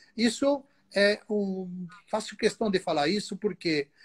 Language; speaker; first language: Portuguese; early bilingual, other home language; Italian